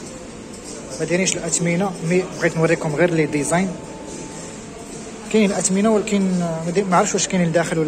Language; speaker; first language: Arabic; native; Arabic